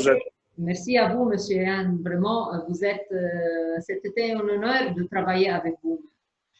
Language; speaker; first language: French; non-native, fluent; Arabic